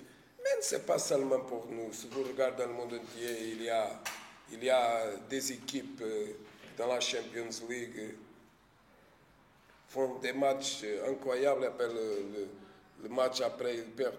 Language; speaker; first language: French; non-native, fluent; Portuguese